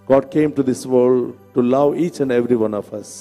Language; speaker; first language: English; non-native, local second language; Telugu